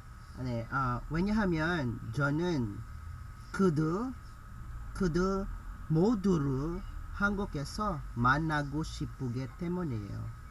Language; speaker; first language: Korean; non-native, learner; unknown